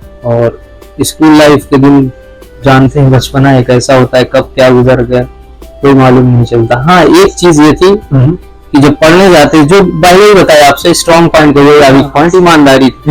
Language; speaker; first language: Hindi; native; Hindi